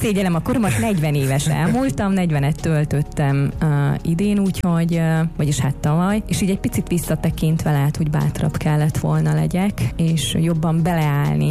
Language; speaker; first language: Hungarian; native; Hungarian